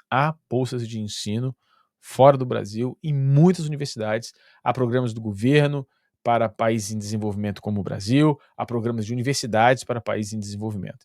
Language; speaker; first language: Portuguese; native; Portuguese